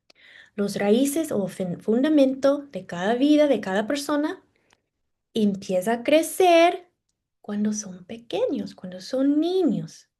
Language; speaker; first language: Spanish; non-native, fluent; English